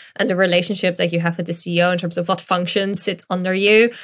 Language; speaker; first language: English; non-native, fluent; Dutch